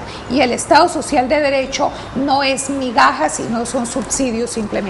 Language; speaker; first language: Spanish; native; Spanish